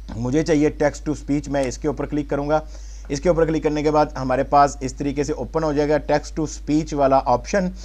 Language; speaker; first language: Urdu; non-native, local second language; Punjabi